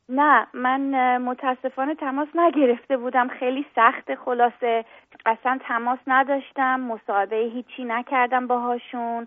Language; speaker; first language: Persian; early bilingual, heritage; English